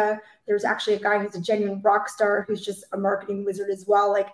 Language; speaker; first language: English; native; English